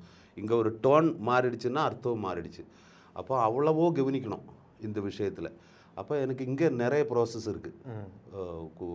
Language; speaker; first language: Tamil; non-native, learner; Malayalam